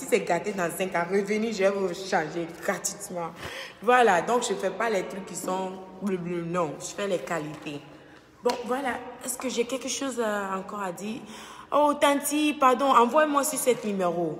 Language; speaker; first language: French; non-native, fluent; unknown